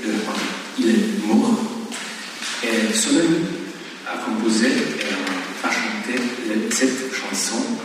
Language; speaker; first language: French; non-native, learner; Polish